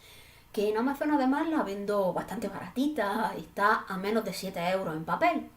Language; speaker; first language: Spanish; native; Spanish